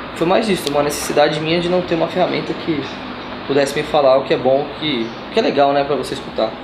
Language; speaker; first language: Portuguese; native; Portuguese